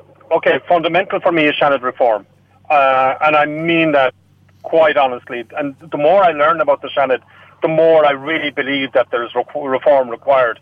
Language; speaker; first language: English; non-native, local second language; Irish